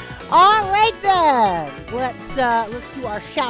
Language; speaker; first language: English; native; English